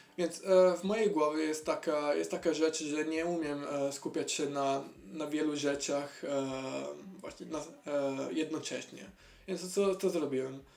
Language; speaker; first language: Polish; non-native, learner; Italian